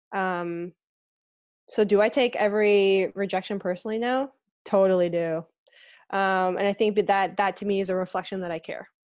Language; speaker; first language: English; native; English